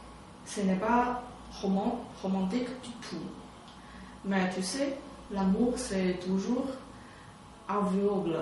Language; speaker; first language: French; non-native, learner; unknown